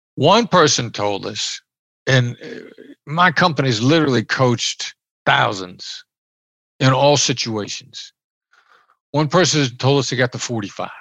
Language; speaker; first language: English; native; English